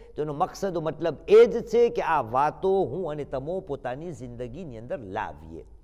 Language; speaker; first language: Gujarati; early bilingual, heritage; Gujarati